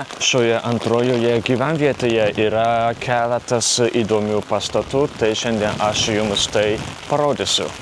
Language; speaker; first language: Lithuanian; non-native, fluent; Japanese